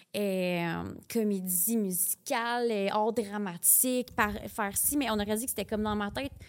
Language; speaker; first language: French; native; French